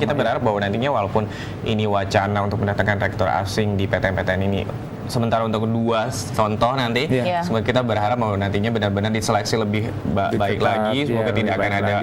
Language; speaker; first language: Indonesian; native; Indonesian